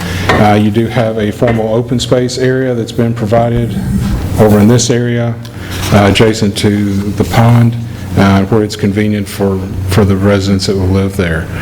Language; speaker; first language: English; native; English